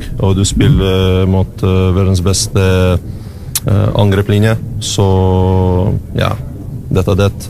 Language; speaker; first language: Norwegian; non-native, learner; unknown